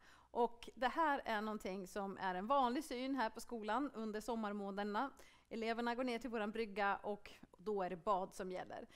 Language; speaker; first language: Swedish; native; Swedish